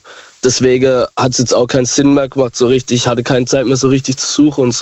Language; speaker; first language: German; native; German